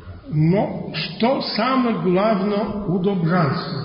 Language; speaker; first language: Russian; non-native, fluent; Polish